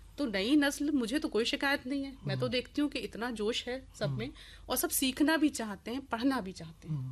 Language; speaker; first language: Urdu; native; Urdu